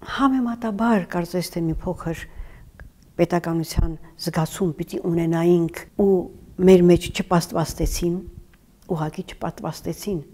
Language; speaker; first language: Armenian; native; Armenian